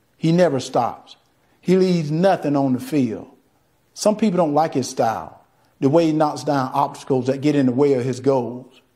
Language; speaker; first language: English; native; English